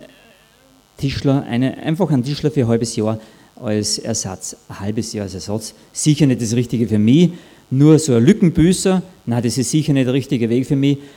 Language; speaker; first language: German; native; German